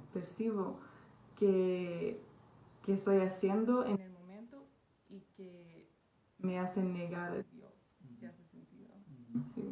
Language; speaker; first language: Spanish; non-native, fluent; Portuguese